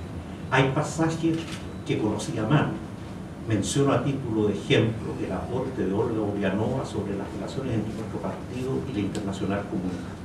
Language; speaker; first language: Spanish; native; Spanish